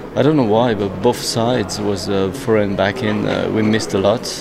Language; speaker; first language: English; non-native, fluent; French